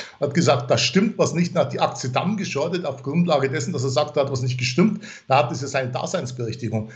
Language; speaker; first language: German; non-native, fluent; English